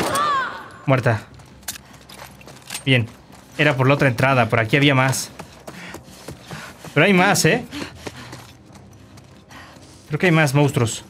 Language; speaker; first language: Spanish; native; Spanish